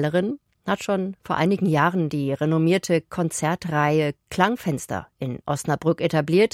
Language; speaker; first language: German; native; German